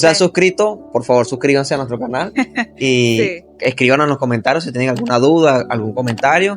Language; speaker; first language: Spanish; native; Spanish